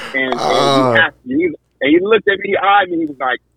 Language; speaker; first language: English; native; English